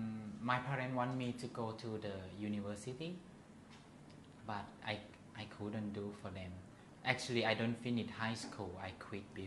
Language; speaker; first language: English; non-native, learner; Thai